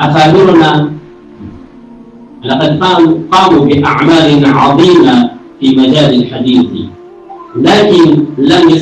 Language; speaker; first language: Arabic; non-native, fluent; Urdu